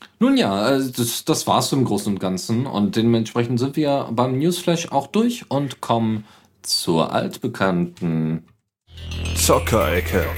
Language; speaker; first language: German; native; German